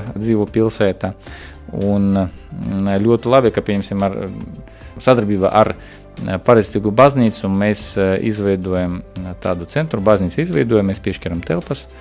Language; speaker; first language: Latvian; non-native, local second language; Russian